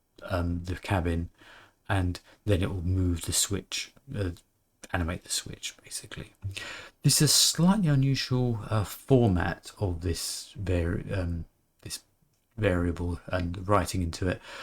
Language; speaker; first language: English; native; English